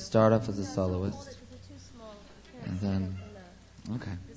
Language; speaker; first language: English; early bilingual, other home language; French